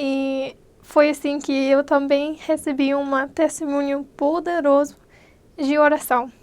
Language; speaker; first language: Portuguese; non-native, fluent; English